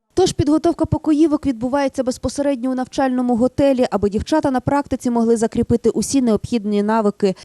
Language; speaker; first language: Ukrainian; native; Ukrainian